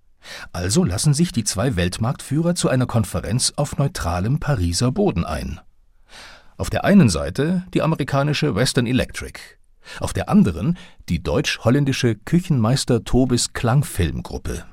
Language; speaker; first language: German; native; German